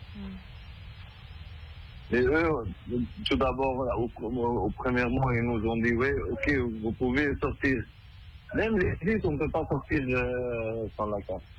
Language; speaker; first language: French; non-native, fluent; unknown